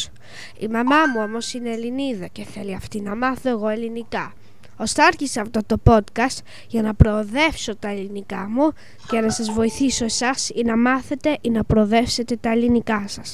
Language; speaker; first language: Greek; early bilingual, heritage; English